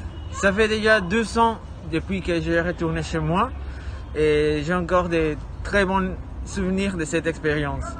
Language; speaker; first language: French; non-native, fluent; Spanish